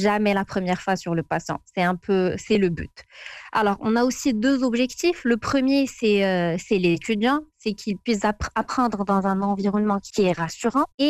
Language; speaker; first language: French; non-native, local second language; Arabic